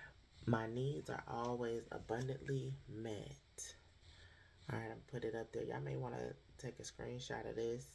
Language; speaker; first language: English; native; English